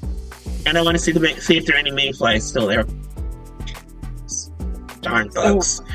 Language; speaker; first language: English; native; English